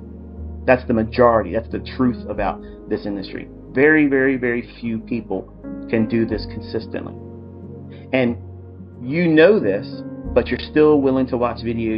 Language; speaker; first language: English; native; English